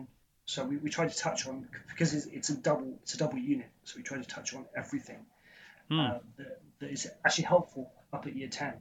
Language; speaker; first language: English; native; English